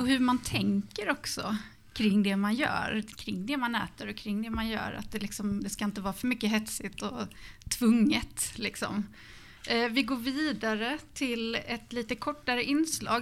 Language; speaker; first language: Swedish; native; Swedish